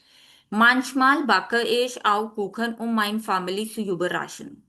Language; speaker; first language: German; non-native, fluent; Hindi